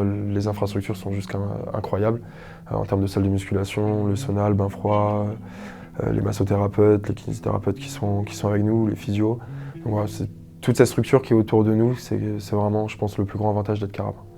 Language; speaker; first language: French; native; French